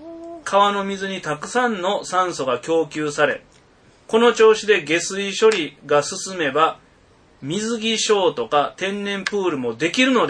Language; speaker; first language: Japanese; native; Japanese